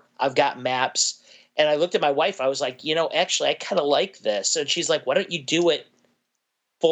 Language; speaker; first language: English; native; English